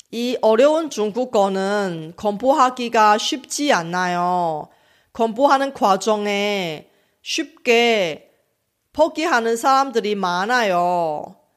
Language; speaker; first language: Korean; non-native, local second language; Chinese